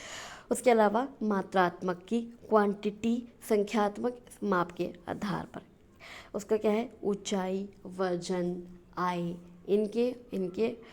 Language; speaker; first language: Hindi; native; Hindi